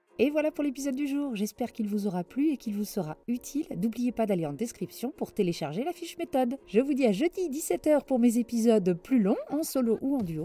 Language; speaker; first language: French; native; French